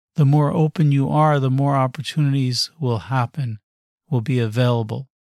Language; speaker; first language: English; native; English